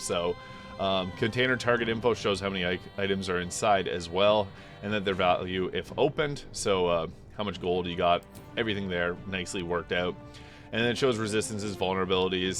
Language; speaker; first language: English; native; English